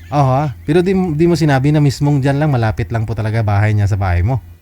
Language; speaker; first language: Filipino; native; Filipino